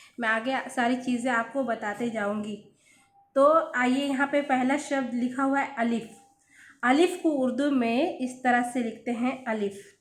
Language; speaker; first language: Hindi; native; Hindi